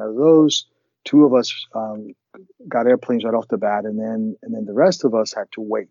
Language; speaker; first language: English; early bilingual, other home language; Spanish